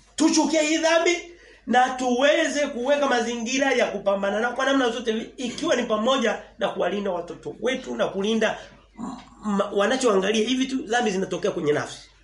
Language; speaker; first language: Swahili; native; Swahili